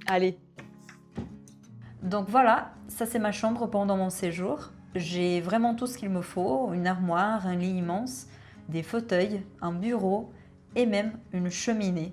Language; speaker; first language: French; non-native, fluent; Portuguese